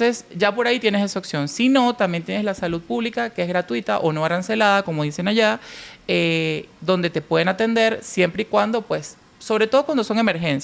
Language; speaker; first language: Spanish; native; Spanish